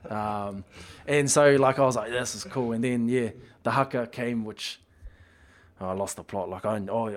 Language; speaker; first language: English; native; English